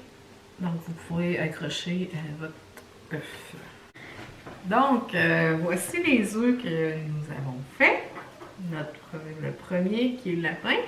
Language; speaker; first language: French; native; French